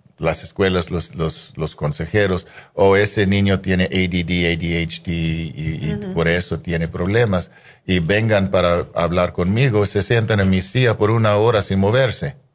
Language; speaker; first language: Spanish; non-native, fluent; English